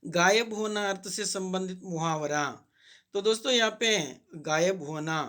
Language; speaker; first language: Hindi; non-native, local second language; Kannada